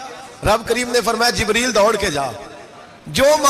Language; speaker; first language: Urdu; non-native, local second language; Punjabi